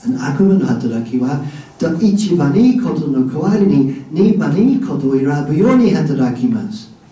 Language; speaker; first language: Japanese; non-native, fluent; English